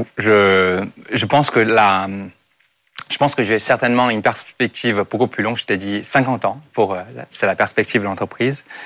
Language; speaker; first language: French; non-native, fluent; Chinese